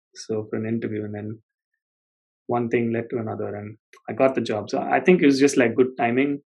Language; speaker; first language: English; non-native, local second language; Tamil